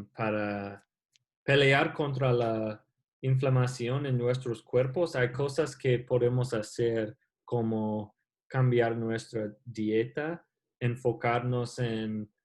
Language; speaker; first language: Spanish; non-native, learner; English